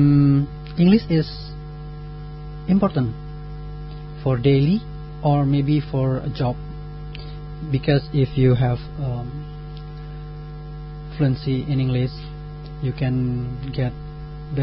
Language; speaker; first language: English; non-native, learner; Indonesian